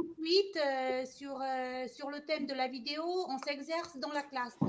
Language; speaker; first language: French; non-native, fluent; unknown